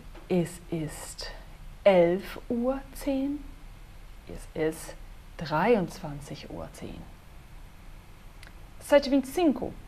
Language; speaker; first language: German; non-native, fluent; Portuguese